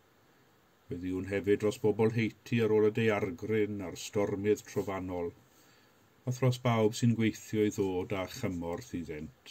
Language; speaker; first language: Welsh; native; Welsh